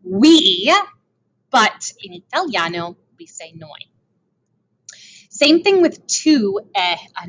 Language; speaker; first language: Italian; non-native, learner; English